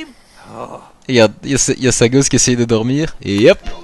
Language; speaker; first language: French; native; French